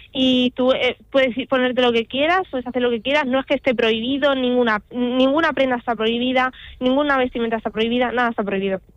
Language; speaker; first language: Spanish; early bilingual, other home language; Arabic